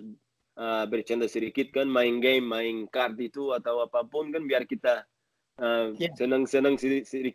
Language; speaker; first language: Indonesian; non-native, learner; Portuguese